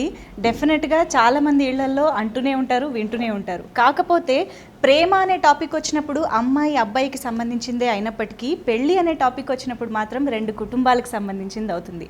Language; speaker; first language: Telugu; native; Telugu